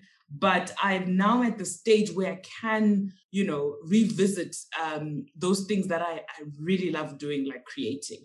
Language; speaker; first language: English; non-native, local second language; Shona